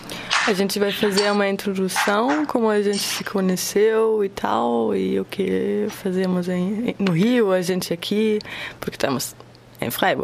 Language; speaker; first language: Portuguese; non-native, fluent; German